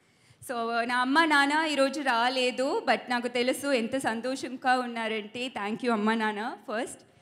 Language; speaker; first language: Telugu; non-native, learner; Tamil